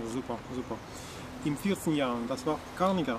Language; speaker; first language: German; non-native, learner; Russian